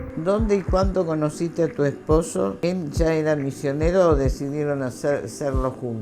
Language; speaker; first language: Spanish; native; Spanish